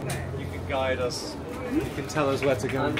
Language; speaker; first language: English; non-native, learner; Japanese